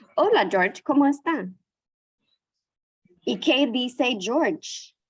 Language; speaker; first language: Spanish; non-native, fluent; English